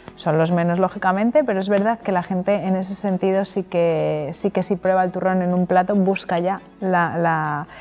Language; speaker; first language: Spanish; native; Spanish